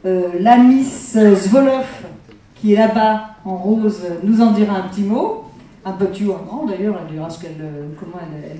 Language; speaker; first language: French; native; French